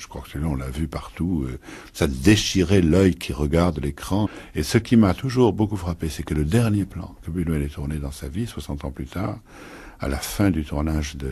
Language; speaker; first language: French; native; French